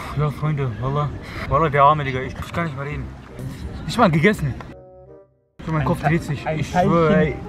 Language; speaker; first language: German; non-native, learner; Persian